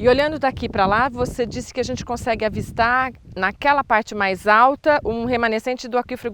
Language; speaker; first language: Portuguese; native; Portuguese